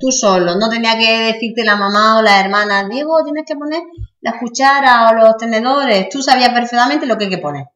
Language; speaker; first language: Spanish; native; Spanish